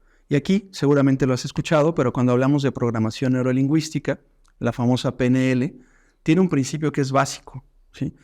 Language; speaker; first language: Spanish; native; Spanish